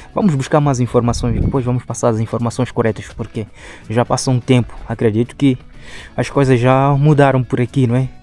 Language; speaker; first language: Portuguese; non-native, local second language; Shona